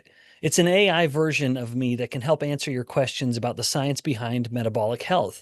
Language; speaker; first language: English; native; English